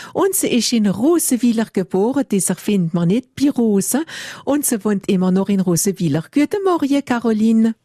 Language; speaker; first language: German; non-native, local second language; French